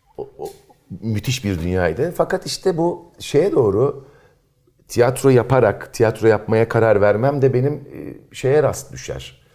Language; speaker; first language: Turkish; native; Turkish